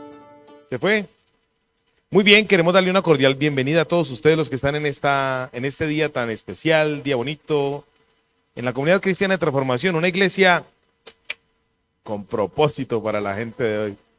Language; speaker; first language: Spanish; native; Spanish